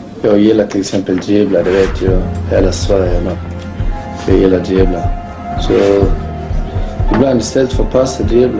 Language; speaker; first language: Swedish; early bilingual, other home language; Bosnian